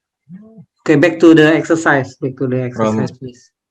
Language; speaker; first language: English; non-native, learner; Indonesian